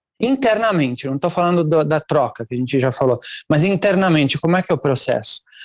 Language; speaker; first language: Portuguese; non-native, fluent; Italian